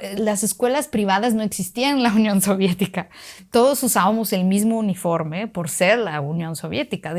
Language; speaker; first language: Spanish; early bilingual, other home language; Russian